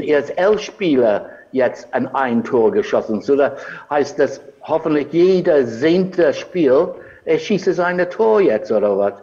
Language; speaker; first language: German; non-native, fluent; English